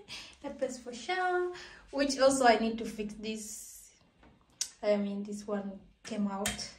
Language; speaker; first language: English; non-native, local second language; Swahili